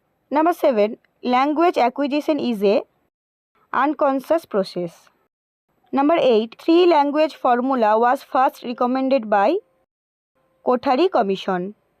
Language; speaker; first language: English; non-native, local second language; Bangla